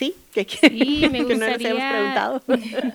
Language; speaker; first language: Spanish; early bilingual, heritage; Spanish